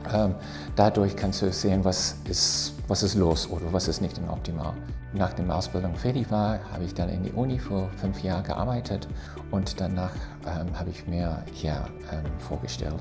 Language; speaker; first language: German; non-native, fluent; English